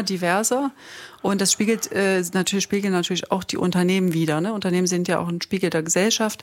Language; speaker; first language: German; native; German